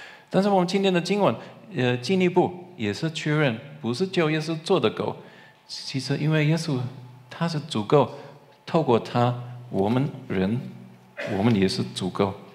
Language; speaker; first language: Chinese; non-native, fluent; German